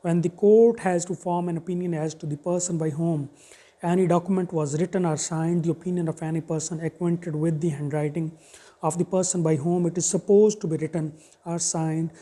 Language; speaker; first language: English; non-native, local second language; Urdu